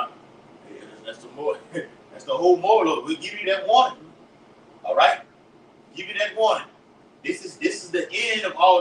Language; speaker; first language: English; native; English